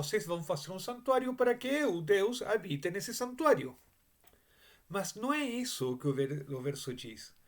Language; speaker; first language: Portuguese; non-native, fluent; Spanish